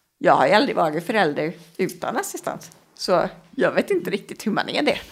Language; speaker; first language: Swedish; native; Swedish